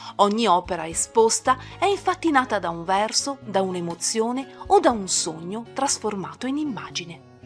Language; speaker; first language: Italian; native; Italian